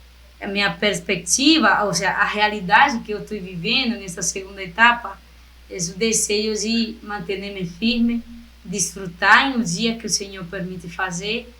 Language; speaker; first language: Portuguese; non-native, fluent; Spanish